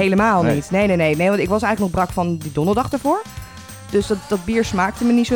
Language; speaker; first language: Dutch; native; Dutch